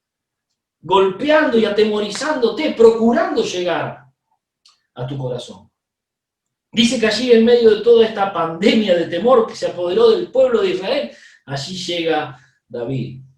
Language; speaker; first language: Spanish; native; Spanish